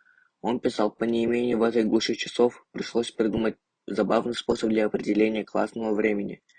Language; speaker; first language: Russian; non-native, local second language; Yakut